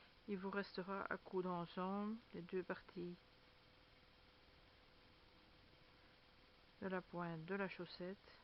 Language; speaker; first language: French; native; French